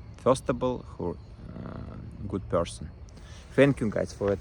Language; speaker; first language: English; non-native, learner; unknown